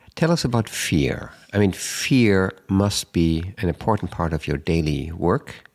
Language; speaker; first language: English; non-native, fluent; German